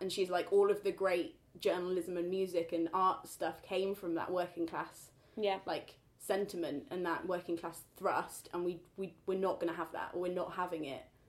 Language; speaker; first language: English; native; English